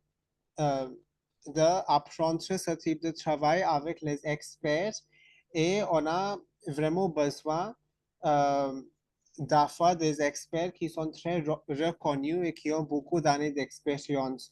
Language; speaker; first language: French; non-native, fluent; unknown